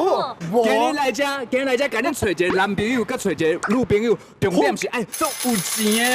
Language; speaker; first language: Chinese; native; Chinese